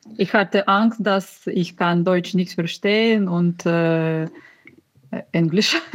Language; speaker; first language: German; non-native, learner; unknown